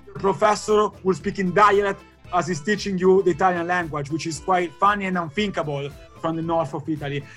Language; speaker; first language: English; non-native, fluent; Italian